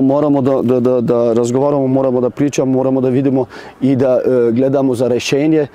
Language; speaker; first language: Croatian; non-native, learner; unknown